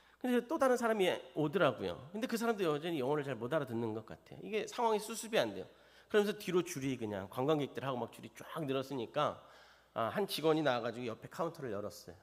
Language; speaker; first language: Korean; native; Korean